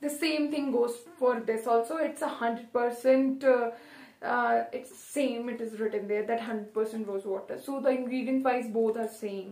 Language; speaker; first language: English; non-native, local second language; Hindi